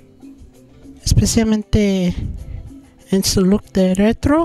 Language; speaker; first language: Spanish; early bilingual, heritage; Spanish